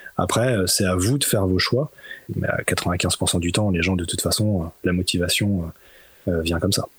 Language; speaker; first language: French; native; French